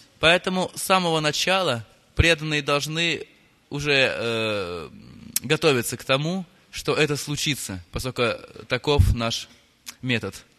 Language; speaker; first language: Russian; native; Russian